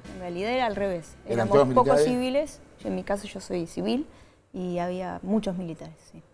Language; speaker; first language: Spanish; native; Spanish